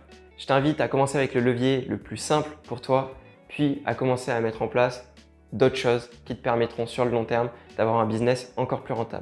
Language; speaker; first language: French; native; French